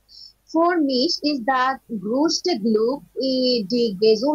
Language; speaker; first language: German; non-native, learner; Bangla